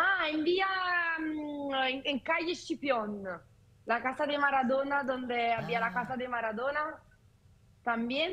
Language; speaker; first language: Spanish; non-native, fluent; Italian